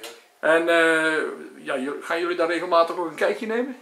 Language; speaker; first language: Dutch; native; Dutch